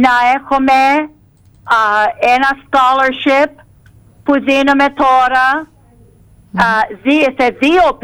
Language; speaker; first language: Greek; early bilingual, heritage; Greek